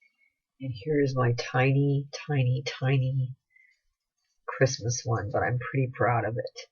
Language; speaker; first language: English; native; English